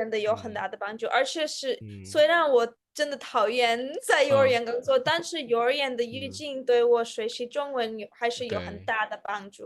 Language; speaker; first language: Chinese; non-native, fluent; Russian